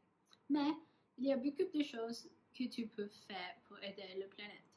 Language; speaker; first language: French; non-native, learner; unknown